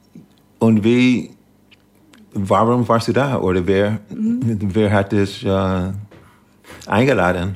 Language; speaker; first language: German; non-native, learner; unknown